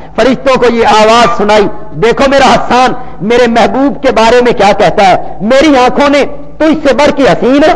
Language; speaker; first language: Urdu; non-native, local second language; Punjabi